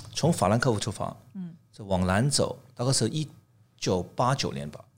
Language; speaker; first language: Chinese; non-native, fluent; Cantonese